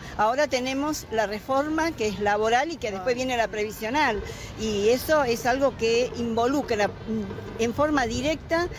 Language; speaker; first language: Spanish; native; Spanish